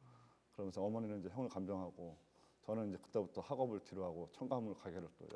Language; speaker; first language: Korean; native; Korean